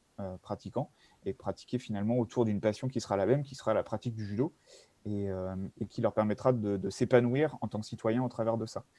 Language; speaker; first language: French; native; French